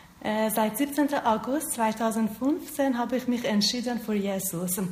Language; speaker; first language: German; non-native, learner; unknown